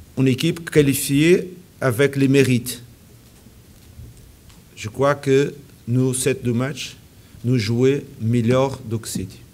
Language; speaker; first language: French; non-native, learner; Portuguese